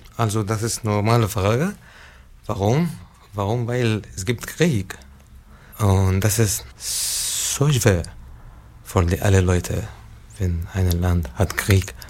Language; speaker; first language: German; non-native, learner; Arabic